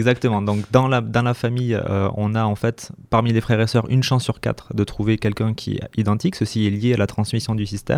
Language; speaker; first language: French; native; French